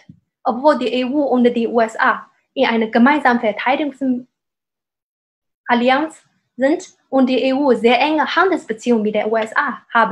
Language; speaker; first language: German; non-native, fluent; Chinese